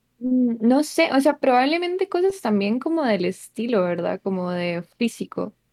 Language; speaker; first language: Spanish; native; Spanish